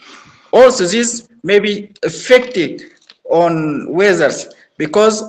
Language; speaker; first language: English; non-native, learner; Arabic